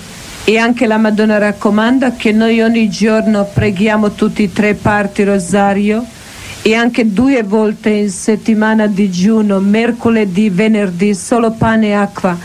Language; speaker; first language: Italian; non-native, learner; Croatian